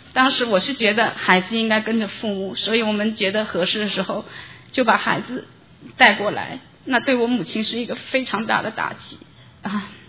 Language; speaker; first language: Chinese; native; Chinese